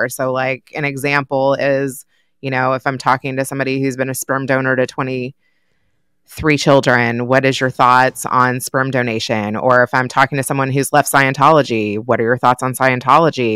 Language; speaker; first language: English; native; English